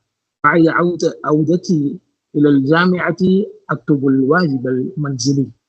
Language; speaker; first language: Arabic; non-native, learner; Tamil